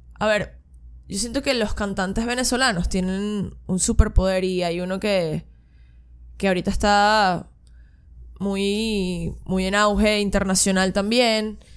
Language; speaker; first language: Spanish; native; Spanish